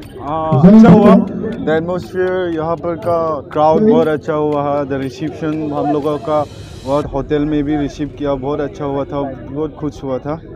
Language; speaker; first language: Hindi; non-native, local second language; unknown